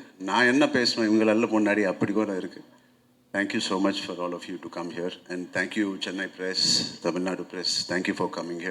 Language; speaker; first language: Tamil; non-native, local second language; Telugu